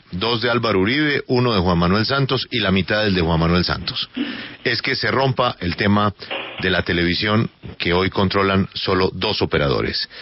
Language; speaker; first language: Spanish; native; Spanish